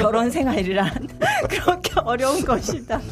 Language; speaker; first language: Korean; native; Korean